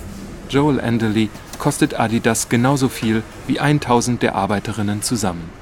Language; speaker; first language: German; native; German